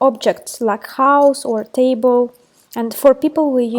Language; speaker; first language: English; non-native, fluent; Russian